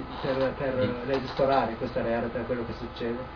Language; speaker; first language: Italian; non-native, learner; Japanese